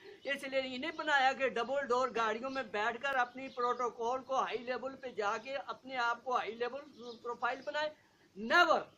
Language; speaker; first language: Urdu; non-native, local second language; Northern Hindko